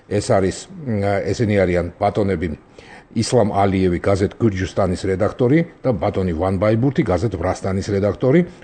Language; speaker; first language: Georgian; native; Georgian